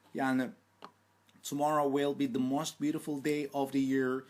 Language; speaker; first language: English; non-native, fluent; Turkish